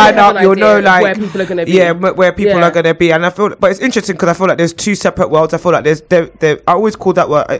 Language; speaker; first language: English; native; English